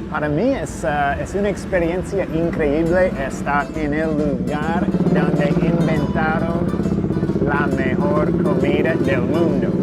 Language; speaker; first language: Spanish; non-native, fluent; English